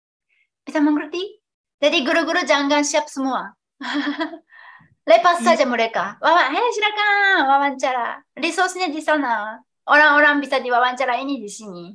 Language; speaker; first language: Indonesian; non-native, fluent; Japanese